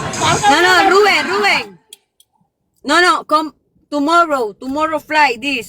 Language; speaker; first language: English; non-native, learner; Spanish